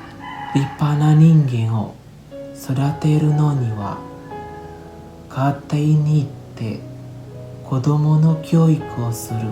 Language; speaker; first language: Japanese; non-native, learner; Indonesian